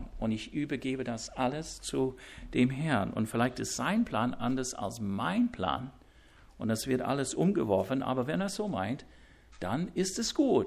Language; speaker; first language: German; non-native, fluent; English